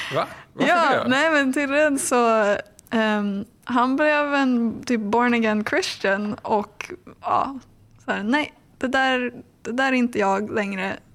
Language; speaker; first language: Swedish; early bilingual, heritage; English